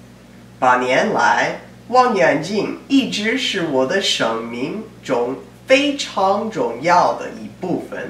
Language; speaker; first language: Chinese; non-native, learner; English